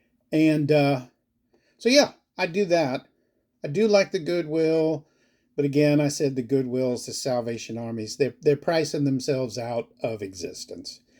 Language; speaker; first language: English; native; English